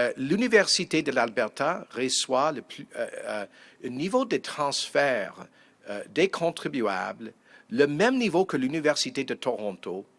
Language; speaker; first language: French; non-native, fluent; English